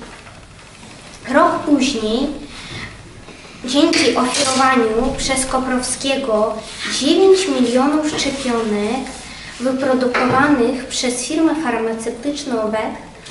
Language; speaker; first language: Polish; non-native, learner; Ukrainian